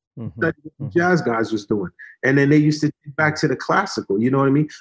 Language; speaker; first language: English; early bilingual, other home language; Haitian Creole